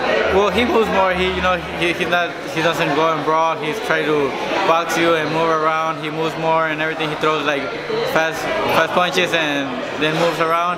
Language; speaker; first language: English; early bilingual, other home language; Spanish